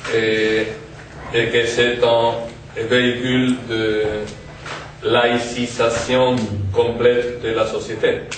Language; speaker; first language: French; non-native, fluent; Spanish